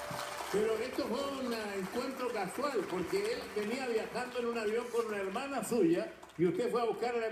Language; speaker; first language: Spanish; native; Spanish